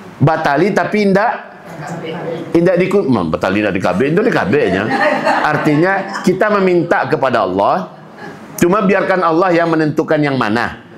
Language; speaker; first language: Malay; non-native, local second language; Minangkabau